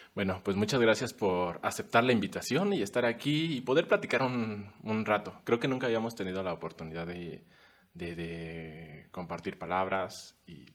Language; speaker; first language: Spanish; native; Spanish